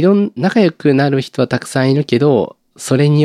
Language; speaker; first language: Japanese; native; Japanese